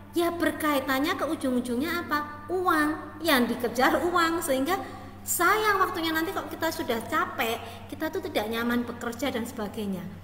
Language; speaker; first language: Indonesian; native; Indonesian